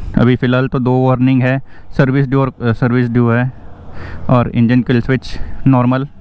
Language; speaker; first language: Hindi; non-native, local second language; Marathi